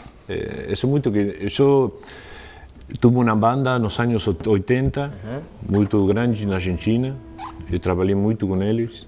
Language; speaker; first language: Portuguese; non-native, learner; Spanish